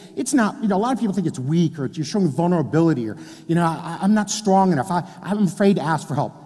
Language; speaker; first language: English; native; English